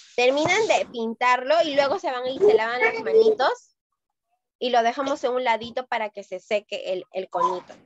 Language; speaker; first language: Spanish; native; Spanish